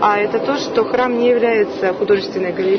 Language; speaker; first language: Russian; native; Russian